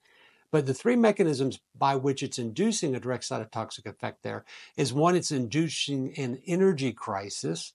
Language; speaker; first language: English; native; English